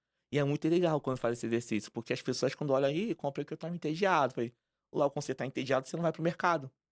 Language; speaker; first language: Portuguese; native; Portuguese